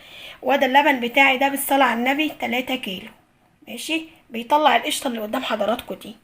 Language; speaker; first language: Arabic; native; Arabic